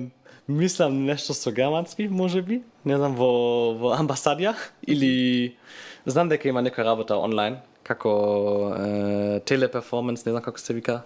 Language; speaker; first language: Macedonian; non-native, learner; German